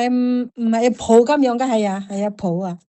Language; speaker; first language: Cantonese; non-native, learner; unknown